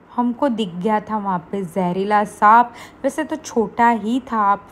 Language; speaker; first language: Hindi; non-native, local second language; Gujarati